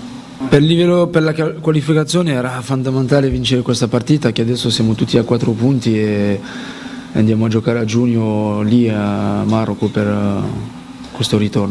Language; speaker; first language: Italian; non-native, fluent; French